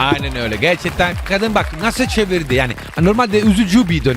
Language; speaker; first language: Turkish; non-native, learner; Italian